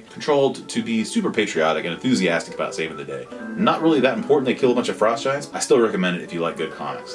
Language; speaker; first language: English; native; English